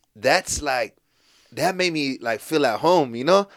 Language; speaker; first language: English; native; English